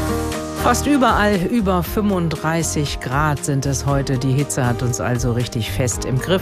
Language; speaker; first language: German; native; German